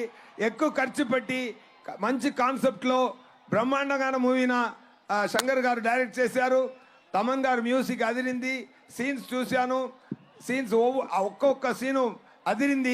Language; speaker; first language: Telugu; non-native, learner; Tamil